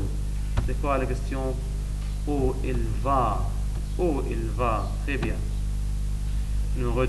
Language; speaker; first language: French; non-native, learner; Arabic